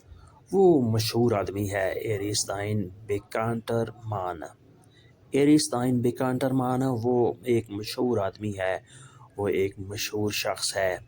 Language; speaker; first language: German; non-native, fluent; Urdu